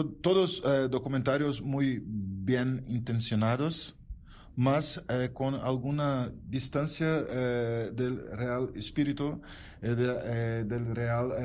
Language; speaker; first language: Spanish; non-native, learner; Portuguese